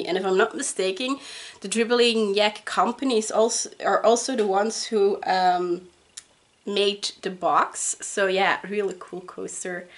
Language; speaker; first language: English; non-native, fluent; Dutch